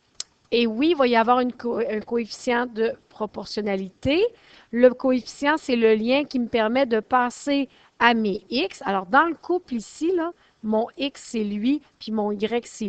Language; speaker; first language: French; native; French